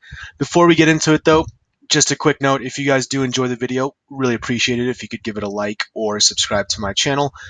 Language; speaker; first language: English; native; English